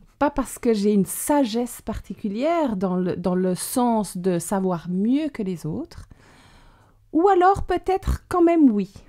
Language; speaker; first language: French; native; French